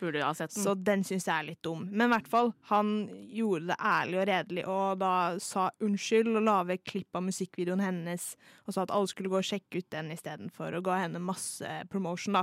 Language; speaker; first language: Norwegian; native; Norwegian